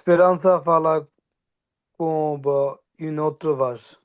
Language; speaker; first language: Portuguese; non-native, learner; Bangla